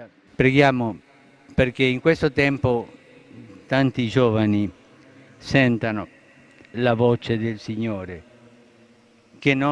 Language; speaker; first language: Italian; non-native, fluent; Spanish